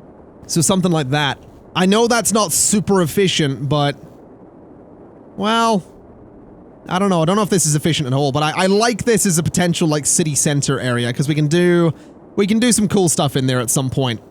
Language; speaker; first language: English; native; English